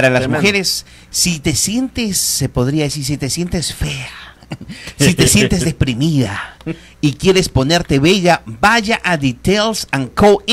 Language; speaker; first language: Spanish; native; Spanish